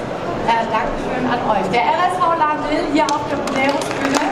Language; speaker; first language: German; native; German